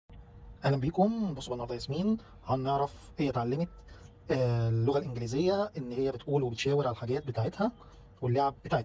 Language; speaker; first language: Arabic; native; Arabic